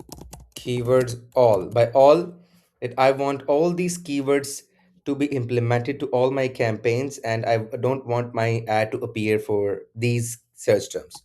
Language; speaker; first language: English; non-native, local second language; Urdu